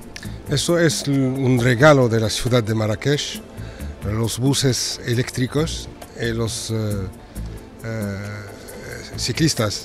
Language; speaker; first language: Spanish; non-native, fluent; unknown